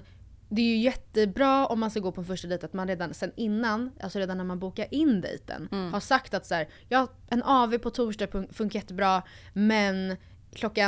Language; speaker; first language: Swedish; native; Swedish